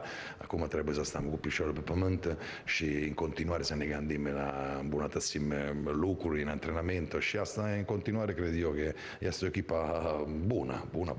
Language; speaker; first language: Romanian; non-native, fluent; Italian